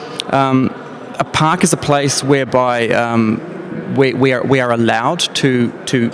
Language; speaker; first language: English; native; English